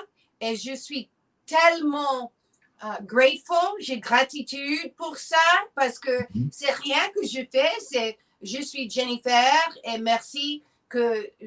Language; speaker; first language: French; non-native, learner; English